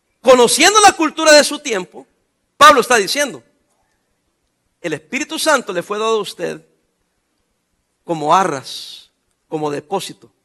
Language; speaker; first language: Spanish; native; Spanish